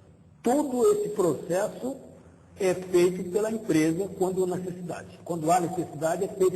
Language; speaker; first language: Portuguese; native; Portuguese